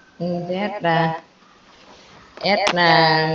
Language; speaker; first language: English; non-native, learner; Vietnamese